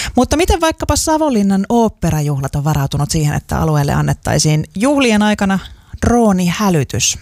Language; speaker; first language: Finnish; native; Finnish